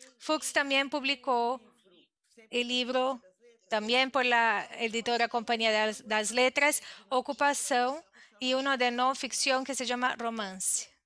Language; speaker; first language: Spanish; non-native, fluent; Portuguese